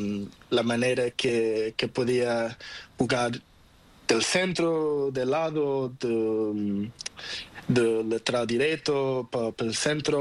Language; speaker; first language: Spanish; non-native, learner; Portuguese